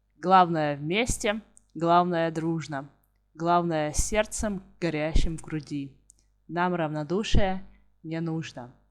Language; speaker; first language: Russian; native; Russian